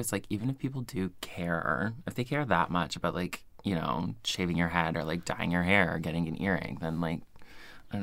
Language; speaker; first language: English; native; English